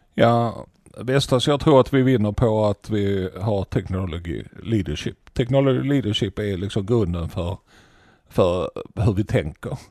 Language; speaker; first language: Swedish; native; Swedish